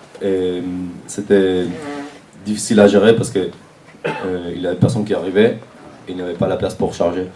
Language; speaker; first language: French; non-native, fluent; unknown